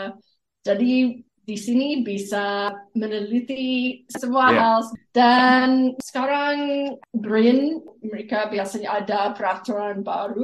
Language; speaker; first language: Indonesian; non-native, fluent; English